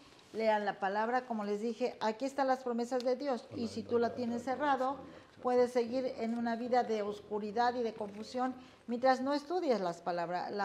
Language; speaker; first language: Spanish; native; Spanish